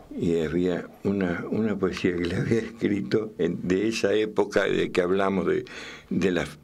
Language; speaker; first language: Spanish; native; Spanish